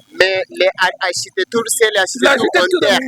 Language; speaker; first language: French; non-native, learner; Portuguese